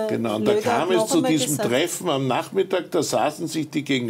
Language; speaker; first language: German; native; German